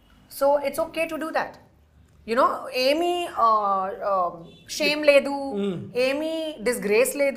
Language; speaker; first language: Telugu; non-native, local second language; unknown